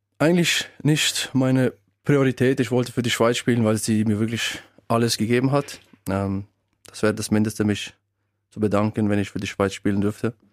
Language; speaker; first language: German; early bilingual, other home language; Albanian